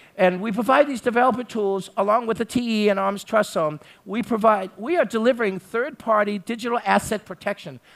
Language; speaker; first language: English; native; English